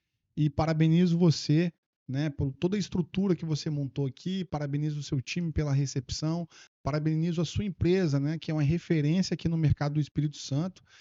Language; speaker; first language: Portuguese; native; Portuguese